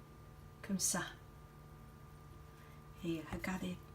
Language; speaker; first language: French; non-native, learner; Chinese